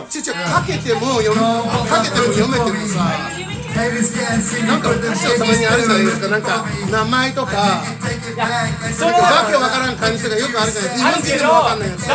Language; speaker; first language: Japanese; non-native, fluent; English